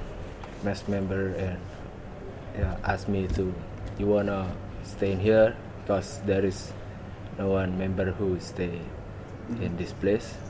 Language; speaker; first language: English; non-native, learner; Indonesian